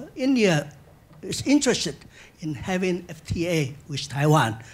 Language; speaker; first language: English; non-native, fluent; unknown